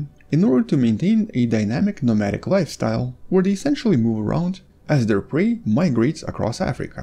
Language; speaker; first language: English; non-native, fluent; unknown